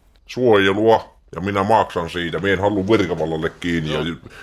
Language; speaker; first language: Finnish; native; Finnish